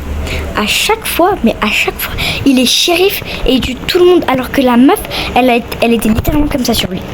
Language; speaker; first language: French; native; French